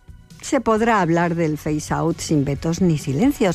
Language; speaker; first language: Spanish; native; Spanish